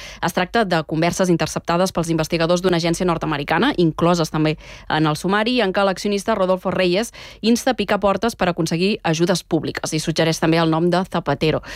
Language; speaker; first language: Catalan; native; Catalan